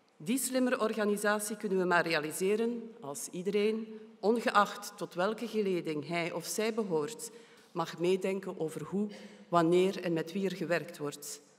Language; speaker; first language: Dutch; native; Dutch